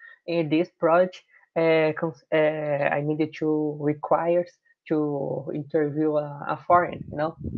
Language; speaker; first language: English; non-native, learner; Portuguese